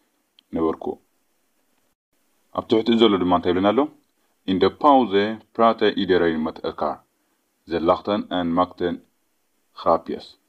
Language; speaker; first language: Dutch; non-native, learner; Tigrinya